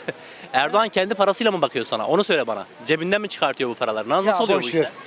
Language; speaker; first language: Turkish; native; Turkish